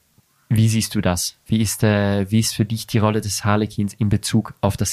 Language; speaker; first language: German; native; German